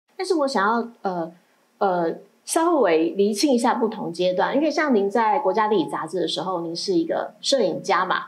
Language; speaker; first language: Chinese; native; Chinese